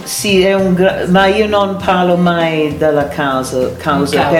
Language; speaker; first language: Italian; non-native, learner; English